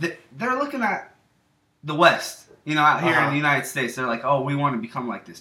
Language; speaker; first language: English; native; English